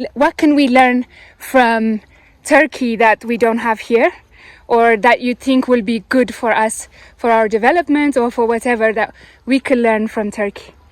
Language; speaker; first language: English; non-native, local second language; Amharic